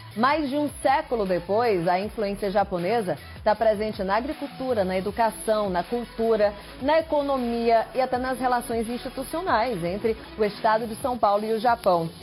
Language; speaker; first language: Portuguese; native; Portuguese